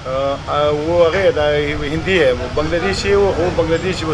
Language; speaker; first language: Hindi; non-native, learner; Pashto